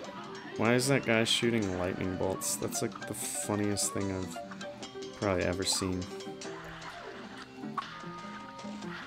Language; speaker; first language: English; native; English